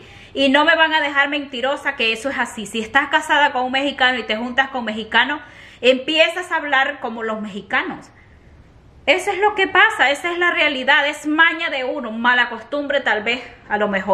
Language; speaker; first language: Spanish; native; Spanish